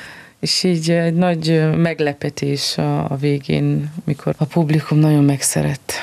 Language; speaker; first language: Hungarian; non-native, fluent; Romanian